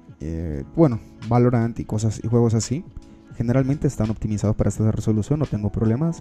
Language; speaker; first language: Spanish; native; Spanish